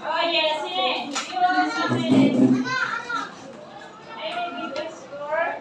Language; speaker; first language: English; non-native, learner; Indonesian